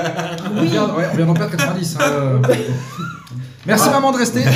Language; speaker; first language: French; native; French